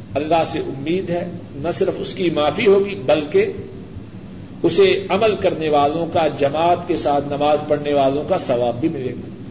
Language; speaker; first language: Urdu; non-native, local second language; Punjabi